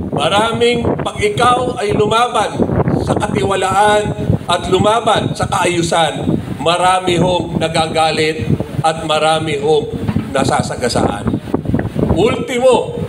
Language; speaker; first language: Filipino; non-native, local second language; Cebuano